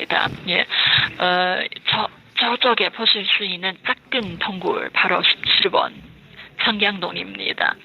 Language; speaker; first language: Korean; non-native, fluent; Chinese